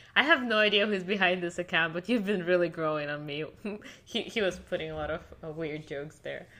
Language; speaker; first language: English; non-native, fluent; Russian